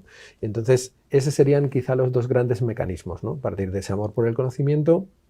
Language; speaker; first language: Spanish; native; Spanish